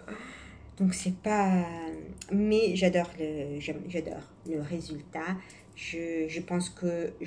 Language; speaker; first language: French; non-native, fluent; Italian